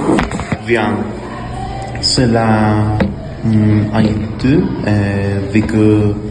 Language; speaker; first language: French; non-native, learner; Spanish